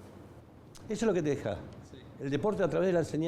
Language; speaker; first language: Spanish; native; Spanish